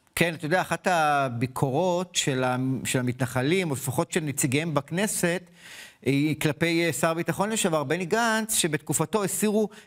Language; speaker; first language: Hebrew; native; Hebrew